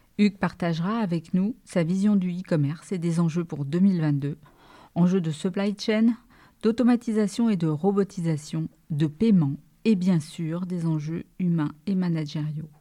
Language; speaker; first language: French; native; French